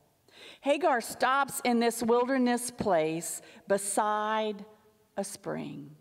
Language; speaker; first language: English; native; English